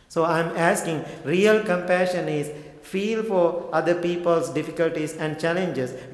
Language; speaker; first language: English; non-native, local second language; Sinhala